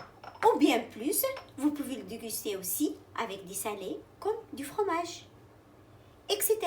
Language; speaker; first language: French; non-native, local second language; Arabic